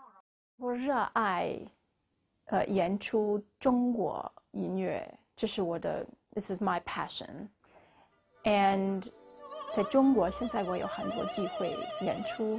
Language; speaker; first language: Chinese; non-native, learner; English